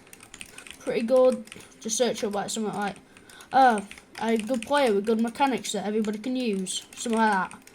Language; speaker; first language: English; native; English